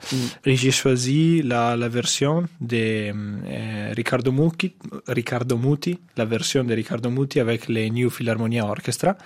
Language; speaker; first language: French; non-native, fluent; Italian